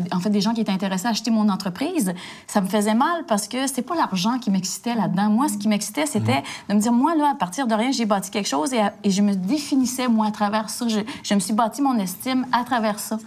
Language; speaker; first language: French; native; French